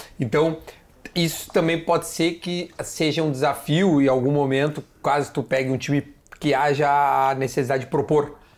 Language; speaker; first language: Portuguese; native; Portuguese